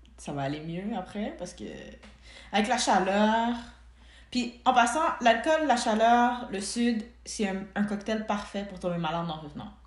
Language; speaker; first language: French; early bilingual, other home language; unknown